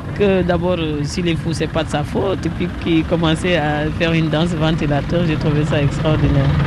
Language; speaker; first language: French; non-native, local second language; Wolof